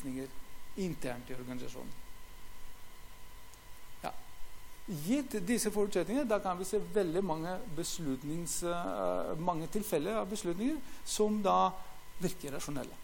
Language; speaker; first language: Norwegian; non-native, fluent; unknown